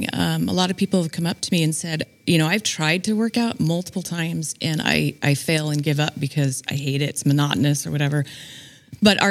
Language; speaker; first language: English; native; English